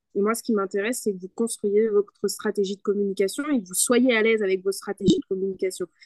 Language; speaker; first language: French; non-native, fluent; Spanish